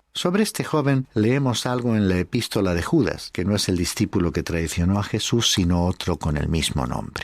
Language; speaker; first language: Spanish; native; Spanish